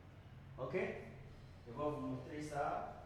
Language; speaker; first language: French; non-native, learner; Portuguese